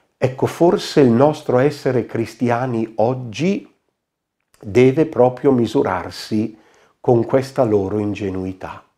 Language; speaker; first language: Italian; native; Italian